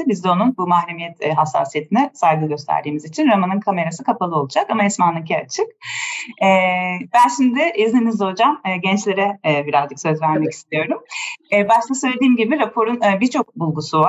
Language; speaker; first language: Turkish; native; Turkish